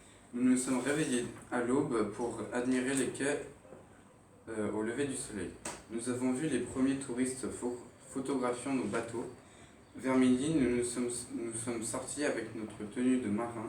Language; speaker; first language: French; native; French